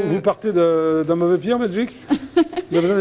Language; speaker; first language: French; native; French